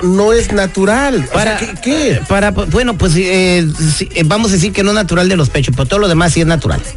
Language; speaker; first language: Spanish; native; Spanish